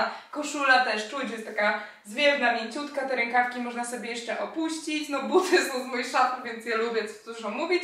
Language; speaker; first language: Polish; native; Polish